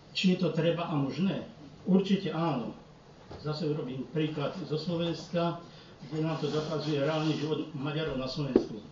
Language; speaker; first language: Slovak; early bilingual, heritage; Slovak